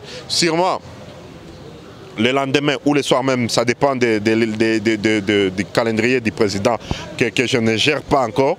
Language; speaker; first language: French; non-native, local second language; Swahili